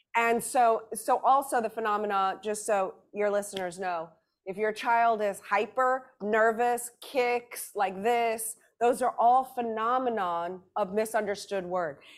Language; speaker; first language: English; native; English